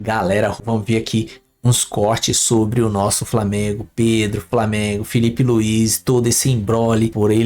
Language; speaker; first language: Portuguese; native; Portuguese